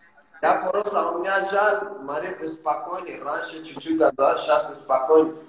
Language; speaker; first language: Russian; non-native, learner; Persian